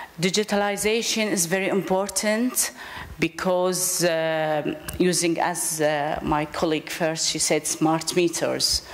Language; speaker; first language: English; non-native, learner; Arabic